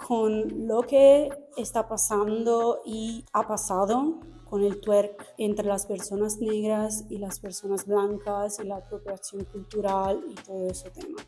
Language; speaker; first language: Spanish; non-native, fluent; Italian